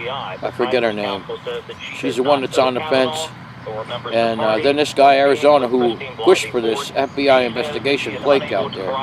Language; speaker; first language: English; native; English